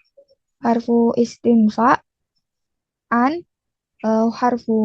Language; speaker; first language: Arabic; non-native, learner; Indonesian